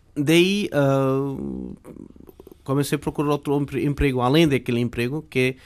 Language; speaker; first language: Portuguese; non-native, fluent; Bangla